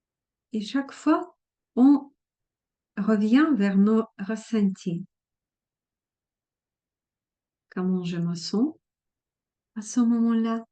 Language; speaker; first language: French; non-native, fluent; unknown